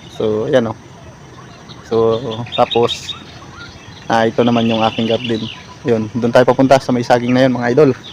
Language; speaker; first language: Filipino; native; Filipino